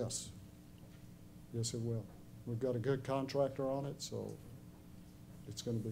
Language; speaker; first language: English; native; English